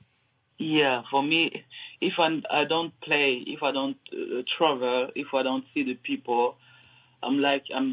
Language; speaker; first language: English; non-native, learner; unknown